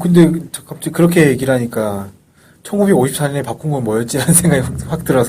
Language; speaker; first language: Korean; native; Korean